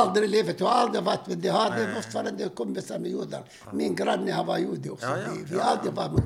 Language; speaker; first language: Swedish; non-native, fluent; Arabic